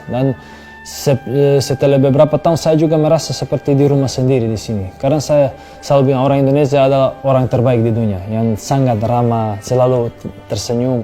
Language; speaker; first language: Indonesian; non-native, fluent; Serbian